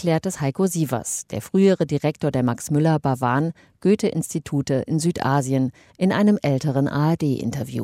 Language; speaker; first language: German; native; German